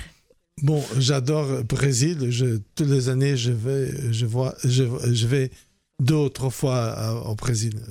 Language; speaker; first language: French; non-native, fluent; Portuguese